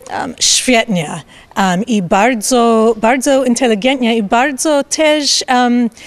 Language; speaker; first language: Polish; non-native, learner; English